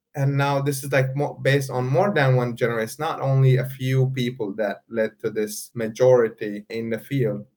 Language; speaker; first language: English; non-native, fluent; Arabic